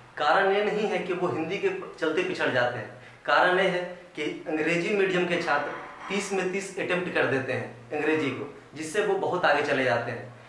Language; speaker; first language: Hindi; native; Hindi